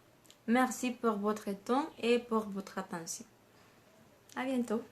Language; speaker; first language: French; non-native, learner; Spanish